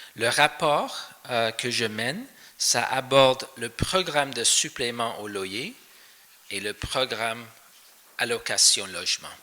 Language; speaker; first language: French; non-native, fluent; English